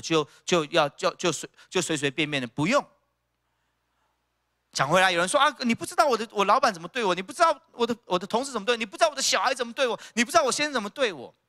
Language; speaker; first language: Chinese; native; Chinese